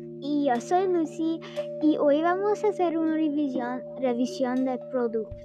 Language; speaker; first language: Spanish; non-native, learner; English